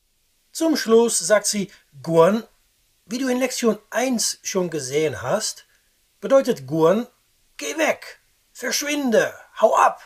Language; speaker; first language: German; non-native, fluent; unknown